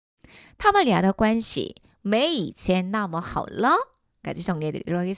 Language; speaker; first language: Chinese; non-native, fluent; Korean